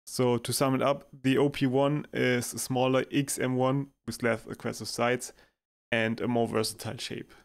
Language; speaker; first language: English; non-native, fluent; German